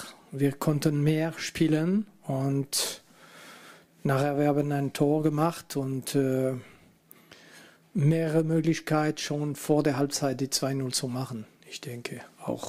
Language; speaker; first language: German; non-native, fluent; French